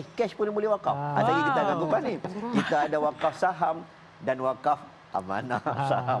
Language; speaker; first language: Malay; native; Malay